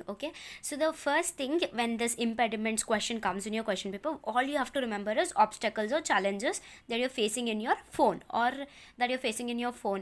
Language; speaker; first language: English; non-native, local second language; Telugu